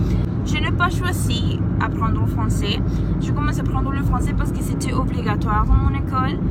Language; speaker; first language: French; non-native, learner; Spanish